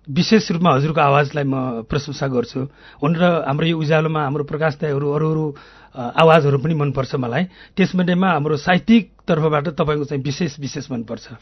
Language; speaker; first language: Nepali; non-native, local second language; Newari